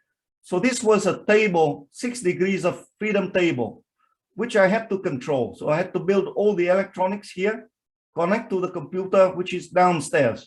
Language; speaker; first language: English; non-native, fluent; Vietnamese